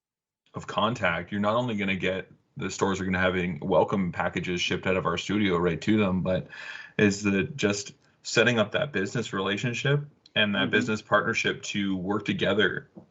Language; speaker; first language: English; native; English